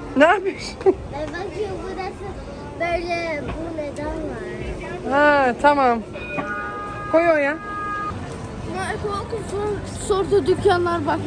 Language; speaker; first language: Turkish; early bilingual, heritage; Turkish